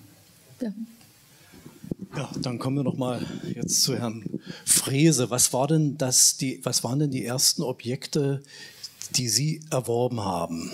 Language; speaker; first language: German; native; German